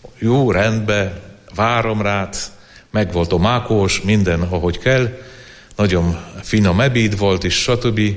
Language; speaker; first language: Hungarian; non-native, fluent; Polish